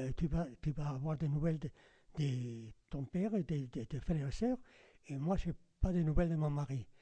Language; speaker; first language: French; non-native, fluent; Spanish